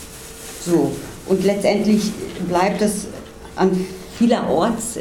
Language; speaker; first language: German; native; German